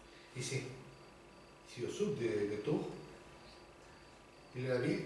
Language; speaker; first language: French; non-native, learner; Spanish